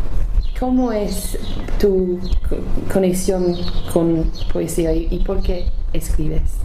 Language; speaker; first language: Spanish; non-native, learner; English